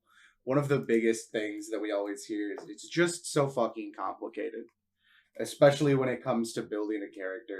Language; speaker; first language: English; native; English